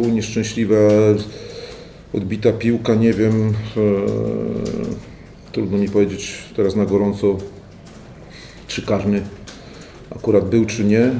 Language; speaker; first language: Polish; native; Polish